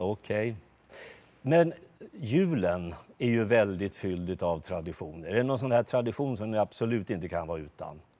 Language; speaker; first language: Swedish; native; Swedish